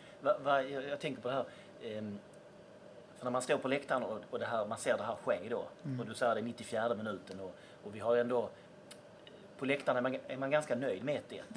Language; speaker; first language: Swedish; native; Swedish